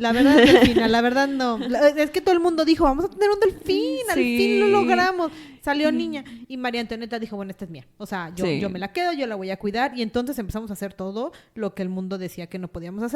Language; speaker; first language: Spanish; native; Spanish